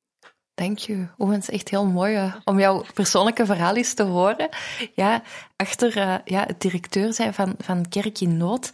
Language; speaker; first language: Dutch; native; Dutch